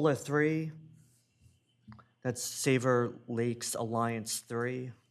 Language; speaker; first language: English; native; English